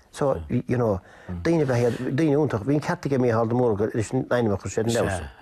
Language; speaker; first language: Irish; native; Irish